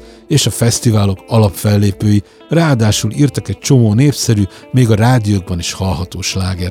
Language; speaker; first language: Hungarian; native; Hungarian